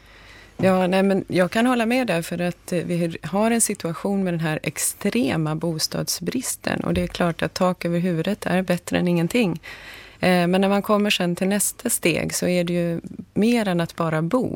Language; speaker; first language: Swedish; native; Swedish